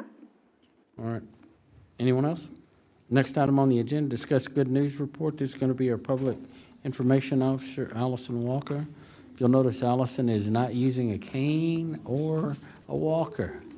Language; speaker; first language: English; native; English